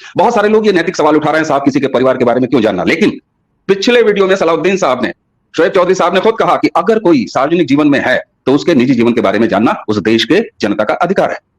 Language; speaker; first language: Hindi; native; Hindi